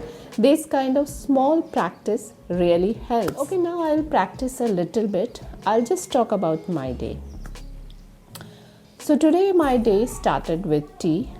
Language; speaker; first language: English; non-native, learner; Hindi